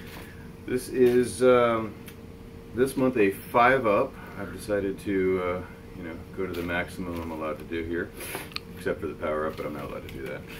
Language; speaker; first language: English; native; English